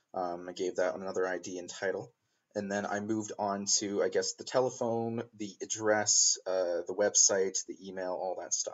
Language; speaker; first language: English; native; English